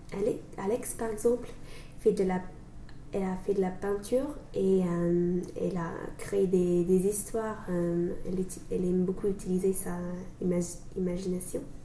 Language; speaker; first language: French; non-native, learner; English